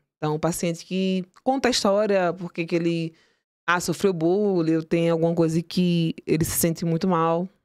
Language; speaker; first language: Portuguese; native; Portuguese